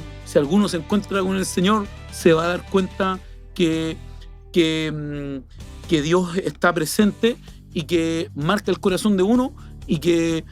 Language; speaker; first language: Spanish; native; Spanish